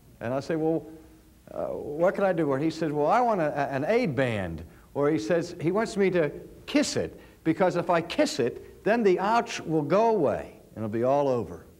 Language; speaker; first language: English; native; English